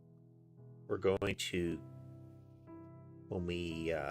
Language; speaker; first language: English; native; English